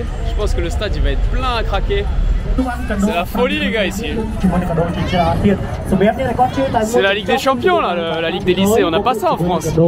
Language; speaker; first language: French; native; French